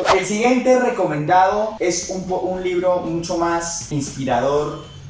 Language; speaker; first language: Spanish; native; Spanish